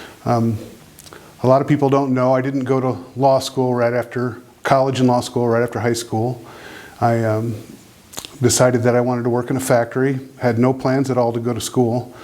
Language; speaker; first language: English; native; English